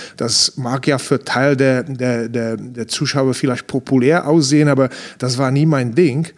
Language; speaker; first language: German; non-native, fluent; Czech